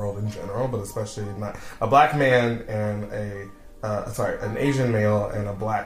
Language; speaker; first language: English; native; English